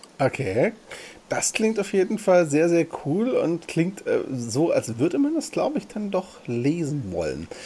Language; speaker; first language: German; native; German